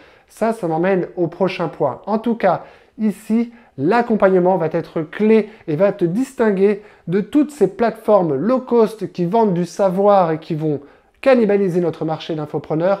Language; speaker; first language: French; native; French